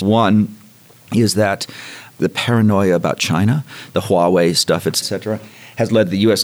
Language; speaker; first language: English; native; English